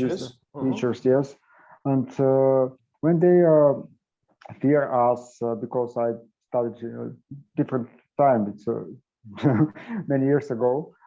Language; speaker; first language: English; non-native, learner; Bulgarian